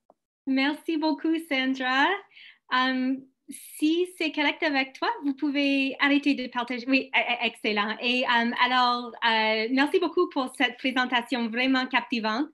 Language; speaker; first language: French; non-native, local second language; English